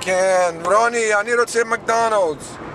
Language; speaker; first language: Hebrew; early bilingual, other home language; English